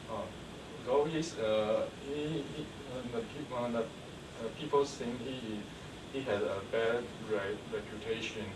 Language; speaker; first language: English; non-native, learner; Chinese